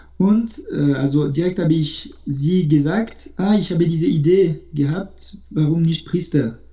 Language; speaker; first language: German; non-native, local second language; French